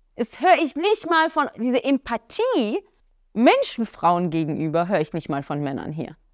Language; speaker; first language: German; early bilingual, other home language; Arabic